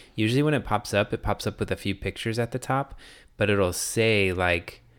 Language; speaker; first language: English; native; English